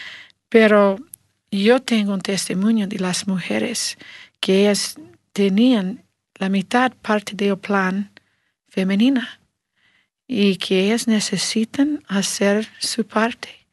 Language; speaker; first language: Spanish; non-native, learner; English